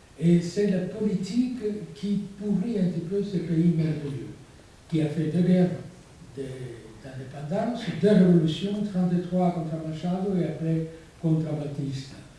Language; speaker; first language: French; non-native, fluent; Spanish